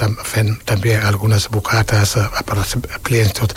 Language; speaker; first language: Catalan; non-native, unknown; Wolof